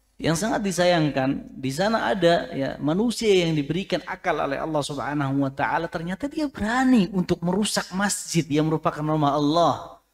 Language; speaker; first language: Indonesian; native; Indonesian